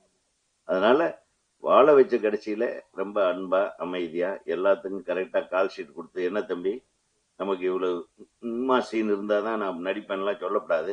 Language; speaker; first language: Tamil; native; Tamil